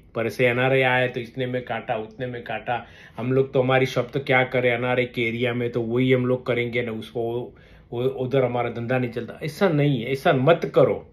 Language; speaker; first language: Hindi; non-native, local second language; Gujarati